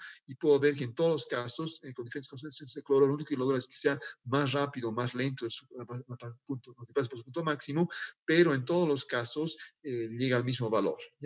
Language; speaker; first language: Spanish; native; Spanish